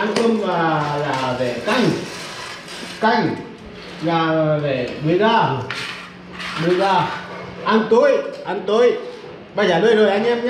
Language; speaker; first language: Vietnamese; non-native, learner; Portuguese